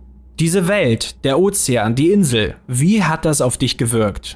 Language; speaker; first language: German; native; German